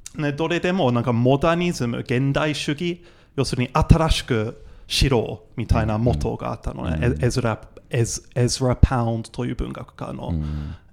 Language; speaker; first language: Japanese; non-native, fluent; English